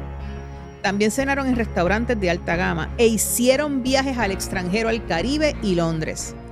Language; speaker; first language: Spanish; native; Spanish